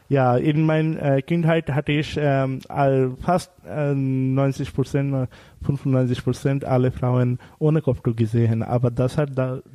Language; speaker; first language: German; non-native, learner; Bangla